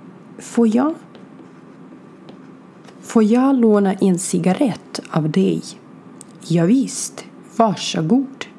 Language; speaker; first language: Swedish; non-native, learner; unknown